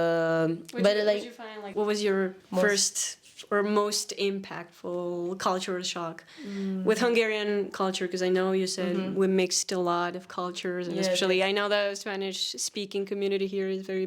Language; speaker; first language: English; non-native, fluent; Spanish